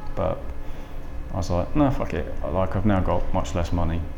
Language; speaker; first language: English; native; English